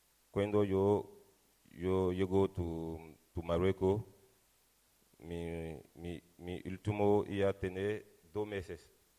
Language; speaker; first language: Spanish; non-native, learner; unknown